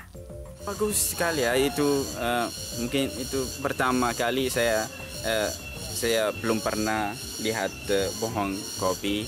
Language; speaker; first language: Indonesian; non-native, learner; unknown